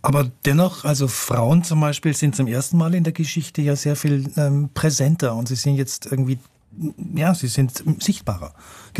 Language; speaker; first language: German; native; German